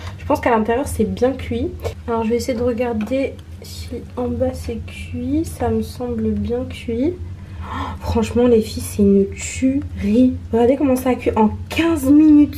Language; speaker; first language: French; early bilingual, other home language; Arabic